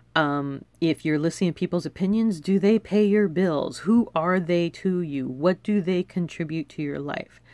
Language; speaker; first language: English; native; English